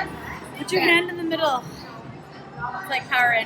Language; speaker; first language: English; native; English